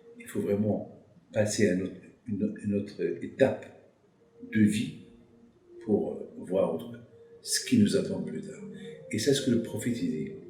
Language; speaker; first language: French; non-native, local second language; Arabic